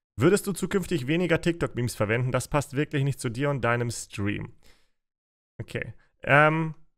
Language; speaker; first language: German; early bilingual, other home language; Russian